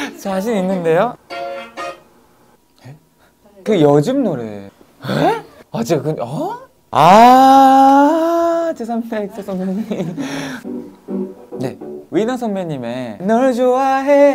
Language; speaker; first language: Korean; non-native, fluent; Japanese